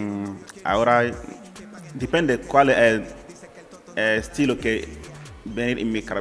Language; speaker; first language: Spanish; non-native, learner; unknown